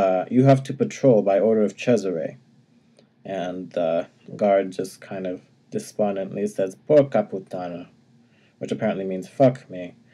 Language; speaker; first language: English; native; English